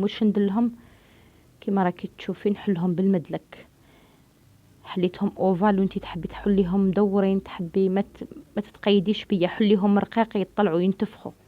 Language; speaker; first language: Arabic; native; Arabic